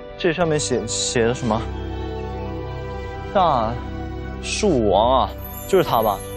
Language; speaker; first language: Chinese; native; Chinese